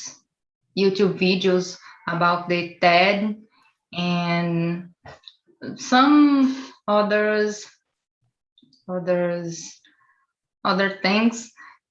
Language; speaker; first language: English; non-native, learner; Portuguese